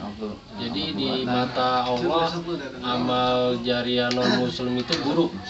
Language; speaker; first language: Indonesian; native; Indonesian